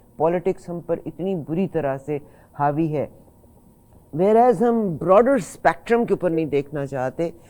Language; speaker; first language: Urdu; native; Urdu